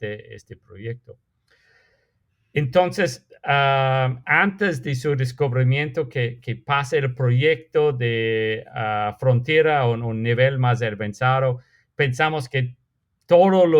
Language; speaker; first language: Spanish; non-native, fluent; English